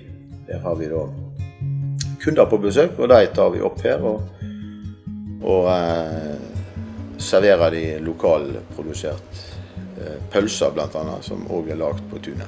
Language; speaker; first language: Norwegian; native; Norwegian